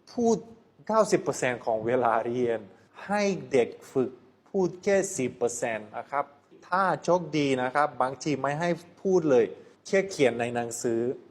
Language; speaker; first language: Thai; non-native, fluent; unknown